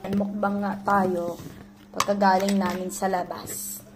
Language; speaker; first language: Filipino; native; Filipino